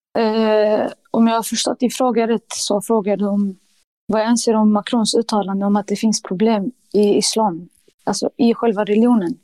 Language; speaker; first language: Swedish; early bilingual, other home language; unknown